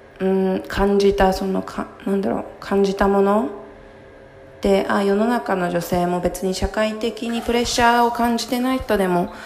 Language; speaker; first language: Japanese; native; Japanese